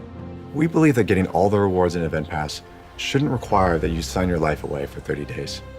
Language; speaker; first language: English; native; English